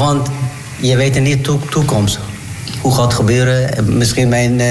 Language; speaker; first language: Dutch; non-native, learner; Turkish